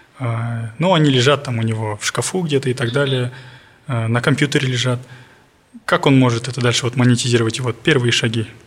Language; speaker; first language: Russian; non-native, local second language; Kazakh